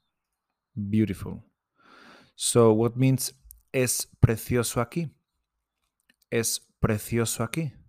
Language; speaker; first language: Spanish; non-native, fluent; English